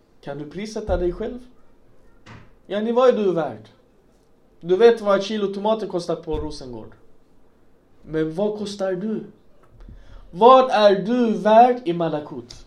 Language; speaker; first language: Swedish; non-native, local second language; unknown